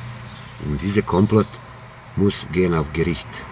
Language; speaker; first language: German; non-native, learner; Croatian